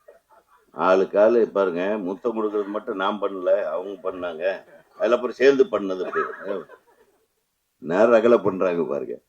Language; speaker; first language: Tamil; native; Tamil